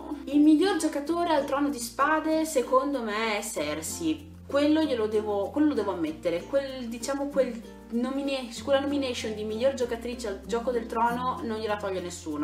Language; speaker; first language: Italian; native; Italian